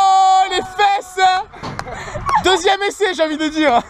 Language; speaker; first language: French; native; French